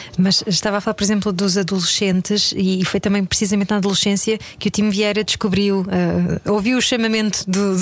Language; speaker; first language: Portuguese; native; Portuguese